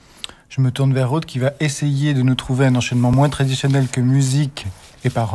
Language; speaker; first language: French; native; French